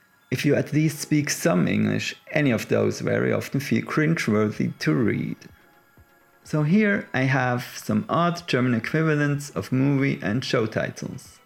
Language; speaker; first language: English; non-native, fluent; German